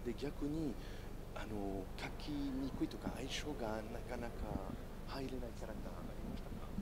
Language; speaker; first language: Japanese; non-native, fluent; French